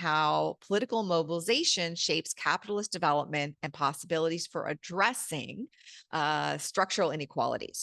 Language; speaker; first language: English; native; English